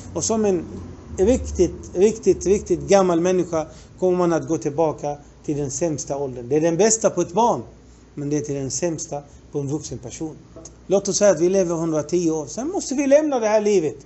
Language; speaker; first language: Swedish; non-native, fluent; Arabic